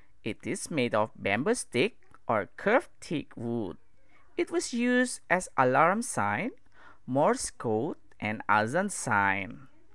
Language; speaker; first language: English; non-native, fluent; Indonesian